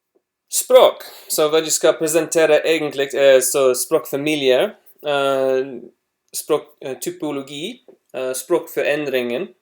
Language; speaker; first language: Swedish; non-native, learner; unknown